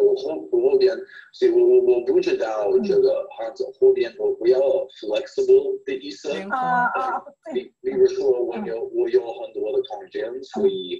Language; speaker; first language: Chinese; non-native, fluent; English